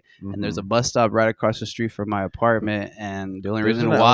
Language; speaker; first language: English; native; English